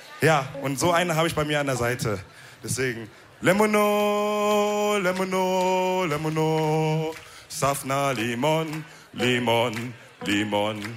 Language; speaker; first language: German; early bilingual, other home language; Wolof